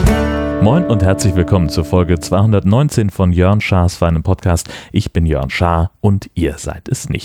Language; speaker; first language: German; native; German